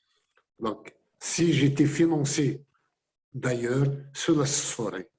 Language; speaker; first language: French; non-native, local second language; Kabyle